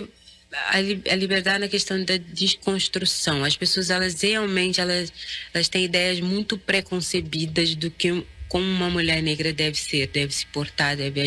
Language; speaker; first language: Portuguese; non-native, local second language; Kabuverdianu